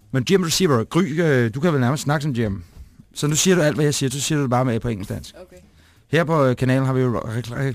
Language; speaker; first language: Danish; native; Danish